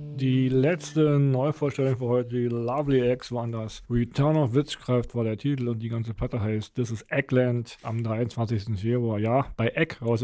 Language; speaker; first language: German; native; German